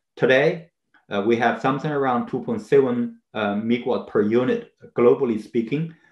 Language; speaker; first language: English; non-native, fluent; Chinese